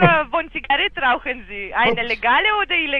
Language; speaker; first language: German; non-native, learner; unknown